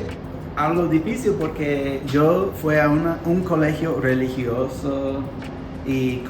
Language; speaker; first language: Spanish; non-native, fluent; English